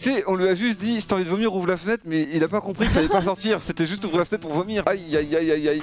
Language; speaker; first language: French; native; French